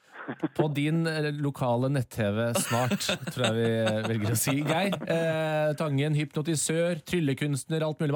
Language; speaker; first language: Norwegian; native; Norwegian